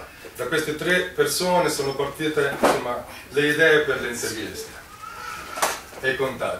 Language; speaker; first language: Italian; native; Italian